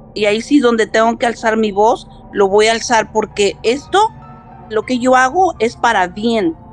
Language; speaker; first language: Spanish; early bilingual, heritage; Spanish